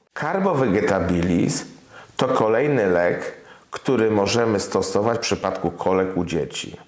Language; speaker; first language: Polish; native; Polish